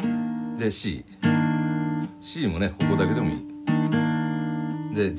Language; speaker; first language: Japanese; native; Japanese